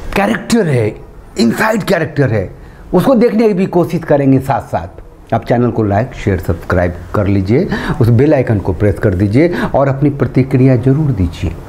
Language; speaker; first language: Hindi; native; Hindi